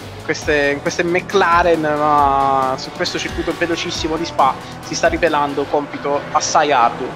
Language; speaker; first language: Italian; native; Italian